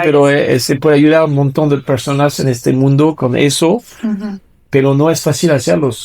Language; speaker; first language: Spanish; non-native, fluent; French